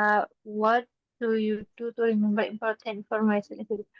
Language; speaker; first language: English; non-native, learner; Indonesian